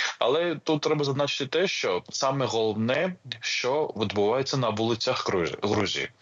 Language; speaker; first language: Ukrainian; non-native, fluent; Georgian